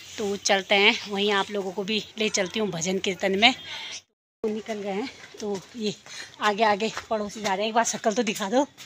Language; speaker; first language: Hindi; native; Hindi